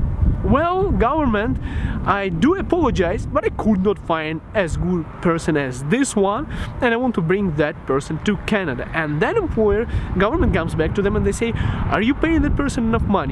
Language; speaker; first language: English; non-native, local second language; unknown